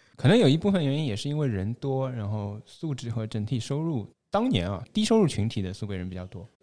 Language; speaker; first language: Chinese; non-native, local second language; Wu Chinese